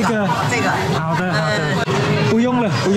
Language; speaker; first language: Chinese; non-native, learner; Thai